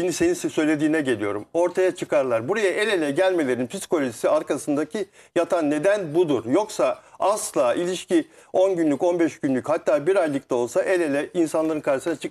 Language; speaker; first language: Turkish; native; Turkish